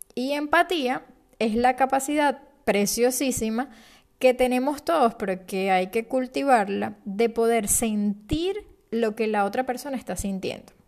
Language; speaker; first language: Spanish; native; Spanish